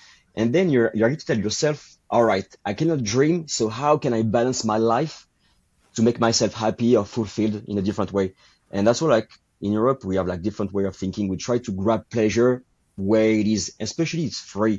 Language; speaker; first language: English; non-native, fluent; French